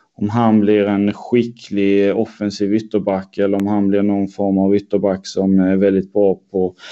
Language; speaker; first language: Swedish; native; Swedish